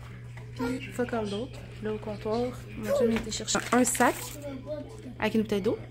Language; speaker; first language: French; native; French